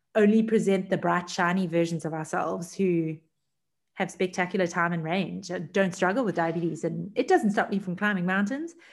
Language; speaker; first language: English; native; English